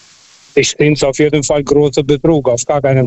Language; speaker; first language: German; non-native, fluent; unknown